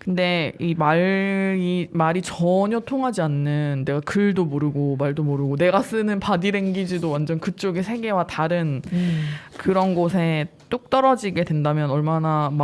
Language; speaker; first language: Korean; native; Korean